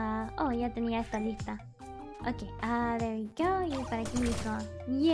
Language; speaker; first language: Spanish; early bilingual, heritage; Spanish